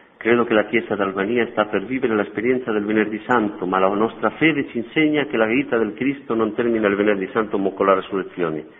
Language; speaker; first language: Italian; non-native, fluent; Spanish